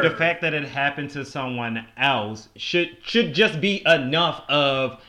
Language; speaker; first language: English; native; English